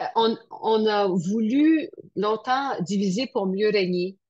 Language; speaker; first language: French; native; French